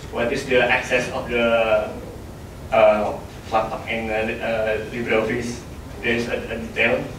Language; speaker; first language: English; non-native, learner; Indonesian